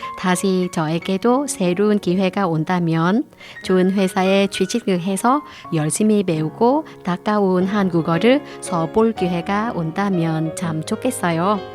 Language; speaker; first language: Korean; non-native, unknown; Vietnamese